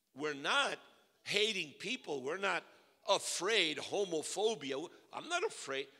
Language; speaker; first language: English; early bilingual, other home language; Russian